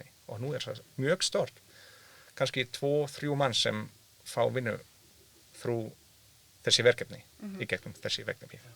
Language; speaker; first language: Icelandic; non-native, learner; German